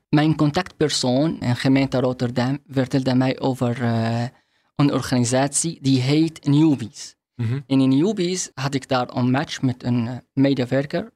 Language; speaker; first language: Dutch; non-native, learner; Arabic